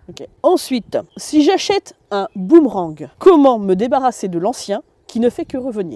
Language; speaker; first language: French; native; French